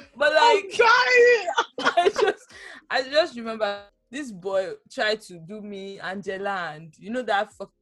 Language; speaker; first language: English; non-native, local second language; Yoruba